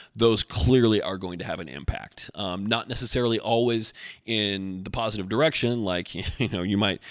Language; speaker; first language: English; native; English